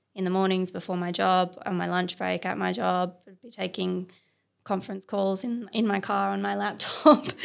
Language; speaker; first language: English; native; English